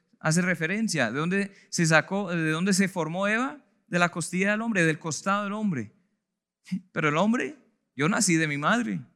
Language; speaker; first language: Spanish; non-native, fluent; English